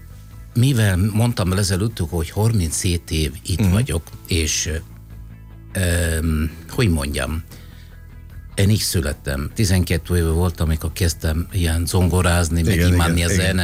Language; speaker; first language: Hungarian; non-native, fluent; Italian